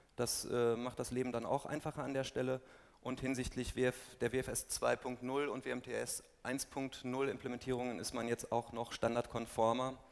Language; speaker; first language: German; native; German